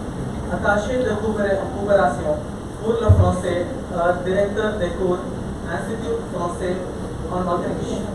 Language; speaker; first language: French; non-native, learner; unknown